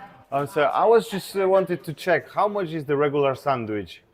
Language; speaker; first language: English; non-native, fluent; Polish